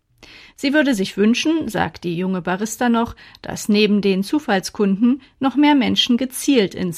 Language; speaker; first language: German; native; German